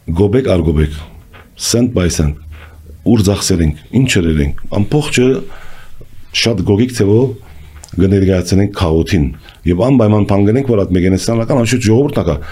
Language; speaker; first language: Armenian; early bilingual, heritage; Armenian